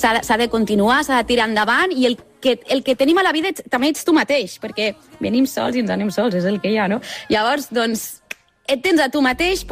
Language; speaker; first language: Catalan; native; Catalan